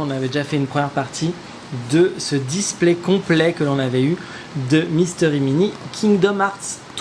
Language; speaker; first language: French; native; French